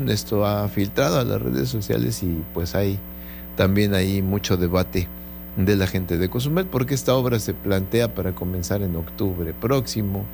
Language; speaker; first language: Spanish; native; Spanish